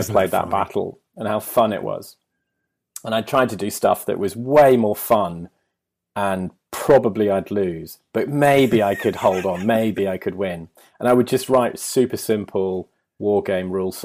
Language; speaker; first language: English; native; English